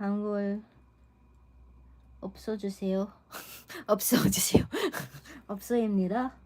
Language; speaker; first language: Korean; non-native, learner; English